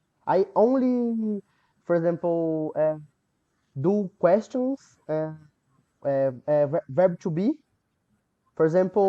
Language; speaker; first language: English; non-native, learner; Portuguese